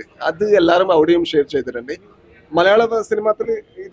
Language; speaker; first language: Malayalam; non-native, learner; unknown